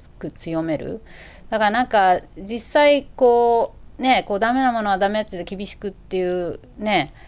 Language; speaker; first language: Japanese; native; Japanese